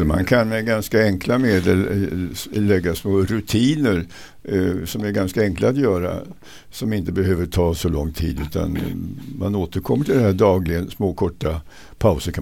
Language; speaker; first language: Swedish; native; Swedish